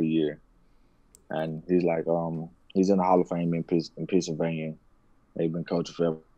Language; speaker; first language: English; native; English